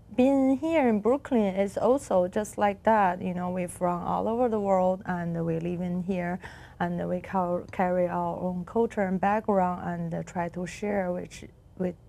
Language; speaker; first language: English; non-native, learner; Chinese